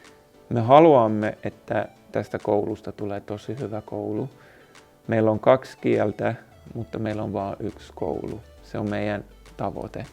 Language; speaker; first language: Finnish; non-native, local second language; Swedish